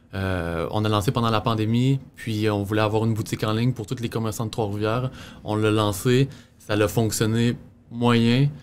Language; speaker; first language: French; native; French